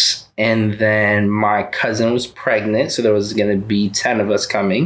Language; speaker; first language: English; early bilingual, other home language; Spanish